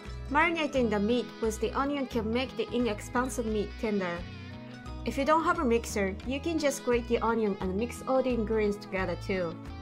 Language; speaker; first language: English; non-native, fluent; Japanese